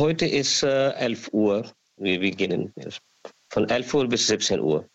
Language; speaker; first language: German; non-native, learner; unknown